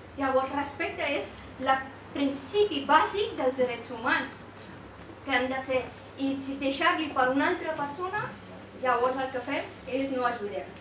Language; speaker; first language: Catalan; non-native, fluent; Persian